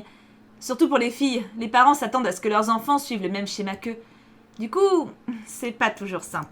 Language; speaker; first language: French; native; French